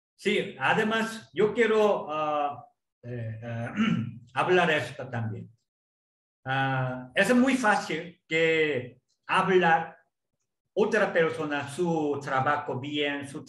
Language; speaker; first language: Spanish; non-native, learner; Korean